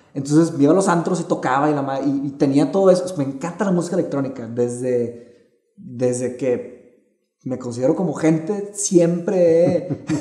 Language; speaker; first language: Spanish; early bilingual, other home language; Portuguese